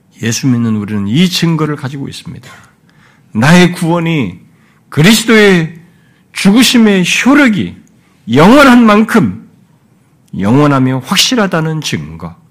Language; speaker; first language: Korean; native; Korean